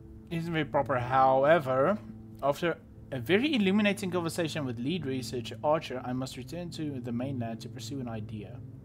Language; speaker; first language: English; non-native, local second language; Afrikaans